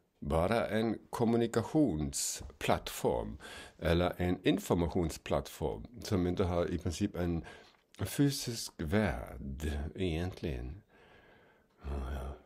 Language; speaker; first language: Swedish; non-native, fluent; German